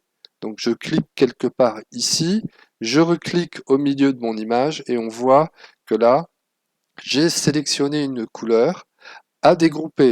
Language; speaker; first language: French; native; French